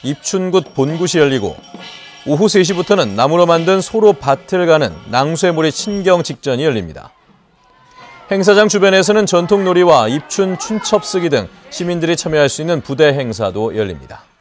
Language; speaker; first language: Korean; native; Korean